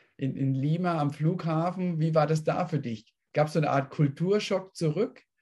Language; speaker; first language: German; native; German